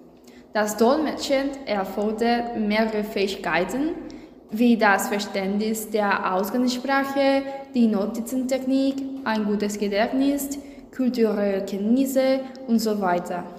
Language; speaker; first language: German; non-native, fluent; Spanish